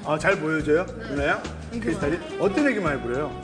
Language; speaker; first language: Korean; native; Korean